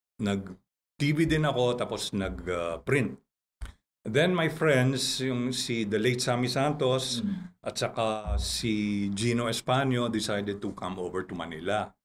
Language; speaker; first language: Filipino; non-native, local second language; Chavacano